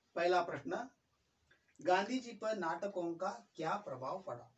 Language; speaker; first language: Hindi; non-native, local second language; Kannada